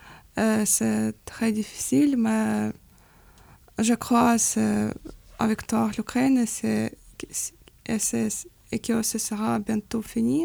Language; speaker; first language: French; non-native, learner; Ukrainian